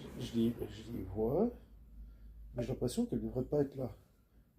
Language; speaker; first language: French; native; French